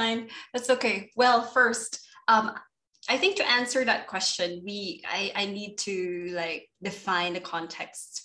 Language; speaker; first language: English; non-native, local second language; Filipino